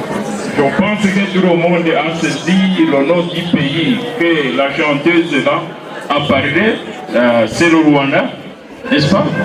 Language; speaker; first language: French; non-native, local second language; Kinyarwanda